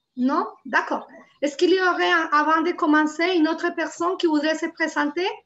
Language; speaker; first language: French; non-native, fluent; Spanish